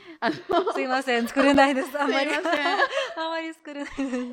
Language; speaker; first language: Japanese; non-native, fluent; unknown